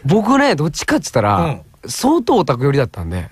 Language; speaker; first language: Japanese; native; Japanese